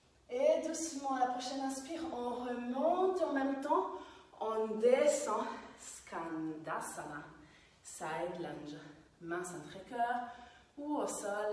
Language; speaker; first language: French; non-native, fluent; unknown